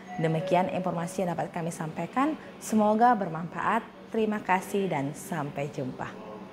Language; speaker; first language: Indonesian; native; Indonesian